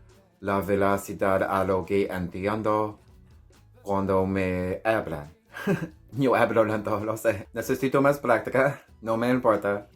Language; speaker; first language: Spanish; non-native, learner; English